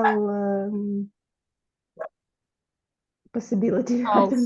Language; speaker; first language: English; non-native, fluent; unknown